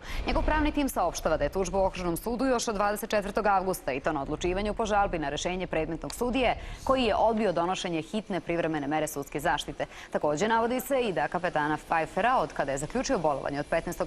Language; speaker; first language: Serbian; native; Serbian